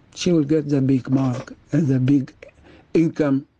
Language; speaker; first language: English; non-native, fluent; Arabic